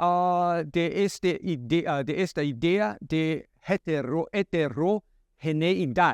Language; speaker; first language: Spanish; non-native, learner; English